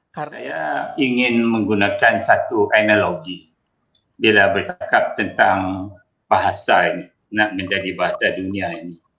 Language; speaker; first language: Malay; native; Malay